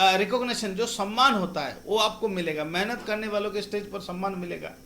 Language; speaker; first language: Hindi; non-native, local second language; Bangla